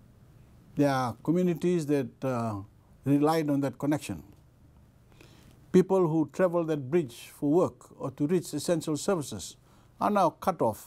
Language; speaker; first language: English; non-native, local second language; Fijian